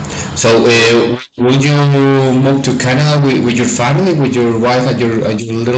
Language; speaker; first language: English; non-native, fluent; Spanish